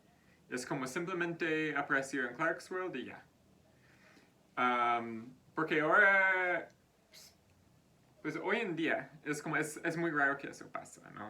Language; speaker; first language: Spanish; non-native, fluent; English